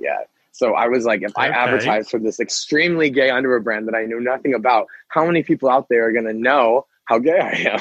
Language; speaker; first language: English; native; English